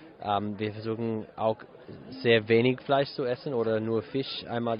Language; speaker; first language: German; non-native, fluent; English